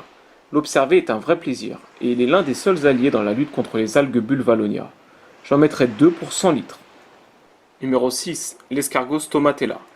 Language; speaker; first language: French; native; French